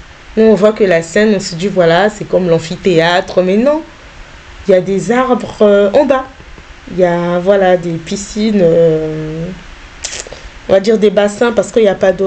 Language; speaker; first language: French; native; French